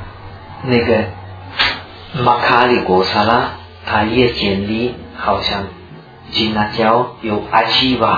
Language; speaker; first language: Chinese; non-native, fluent; Czech